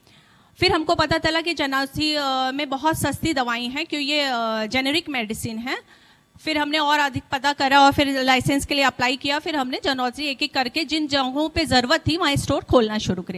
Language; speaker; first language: Hindi; native; Hindi